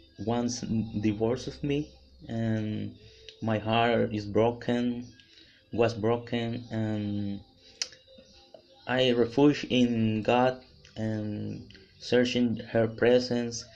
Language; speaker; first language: English; non-native, learner; Spanish